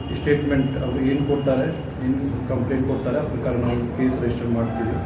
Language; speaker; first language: Kannada; non-native, fluent; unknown